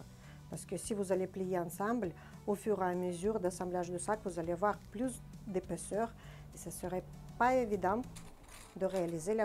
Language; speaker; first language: French; non-native, fluent; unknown